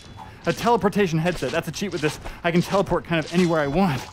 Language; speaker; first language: English; native; English